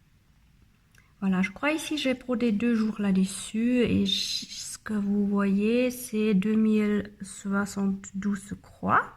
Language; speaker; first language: French; non-native, learner; German